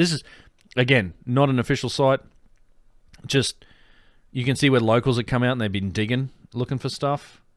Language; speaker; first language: English; native; English